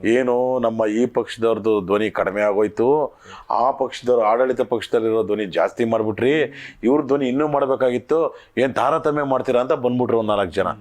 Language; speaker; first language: Kannada; native; Kannada